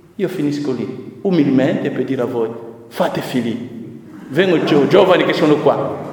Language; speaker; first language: Italian; non-native, fluent; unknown